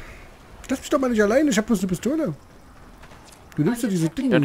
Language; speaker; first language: German; native; German